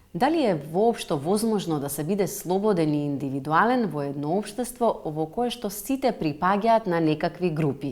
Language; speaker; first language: Macedonian; native; Macedonian